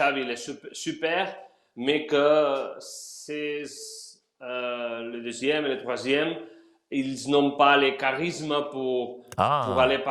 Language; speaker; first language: French; non-native, fluent; Spanish